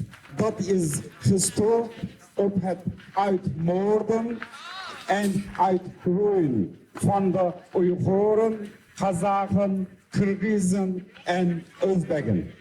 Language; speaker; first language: Dutch; non-native, fluent; Uyghur